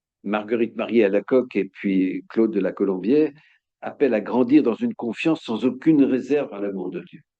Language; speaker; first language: French; native; French